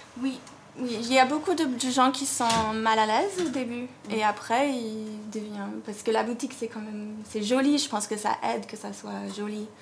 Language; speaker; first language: French; non-native, fluent; English